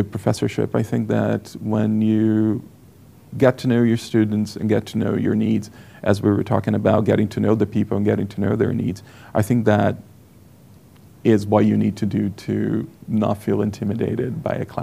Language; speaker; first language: English; non-native, fluent; Portuguese